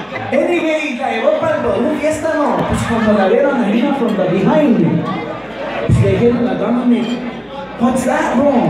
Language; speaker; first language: Spanish; early bilingual, other home language; English